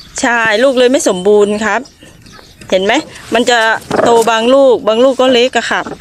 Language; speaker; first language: Thai; native; Thai